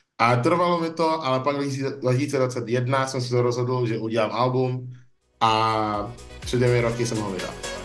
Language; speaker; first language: Czech; early bilingual, other home language; English